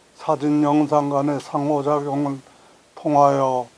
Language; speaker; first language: Korean; native; Korean